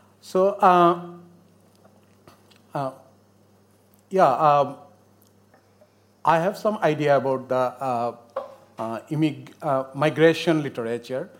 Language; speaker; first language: English; non-native, local second language; Bangla